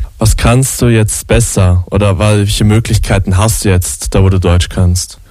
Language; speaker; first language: German; native; German